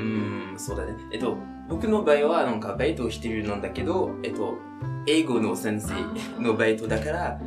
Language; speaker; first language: Japanese; non-native, fluent; French